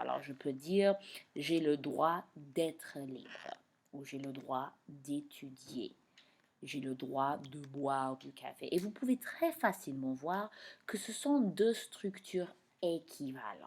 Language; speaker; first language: French; non-native, fluent; English